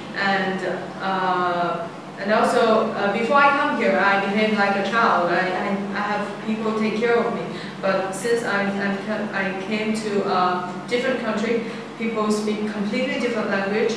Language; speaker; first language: English; non-native, fluent; Chinese